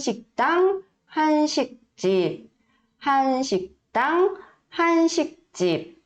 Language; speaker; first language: Korean; early bilingual, heritage; Korean